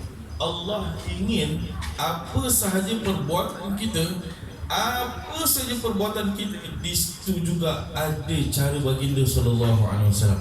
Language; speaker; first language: Malay; native; Malay